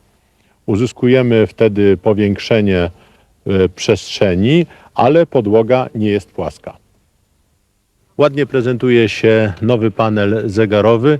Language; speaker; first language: Polish; native; Polish